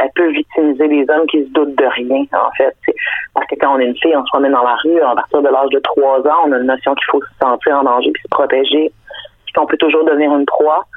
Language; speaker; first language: French; early bilingual, other home language; Danish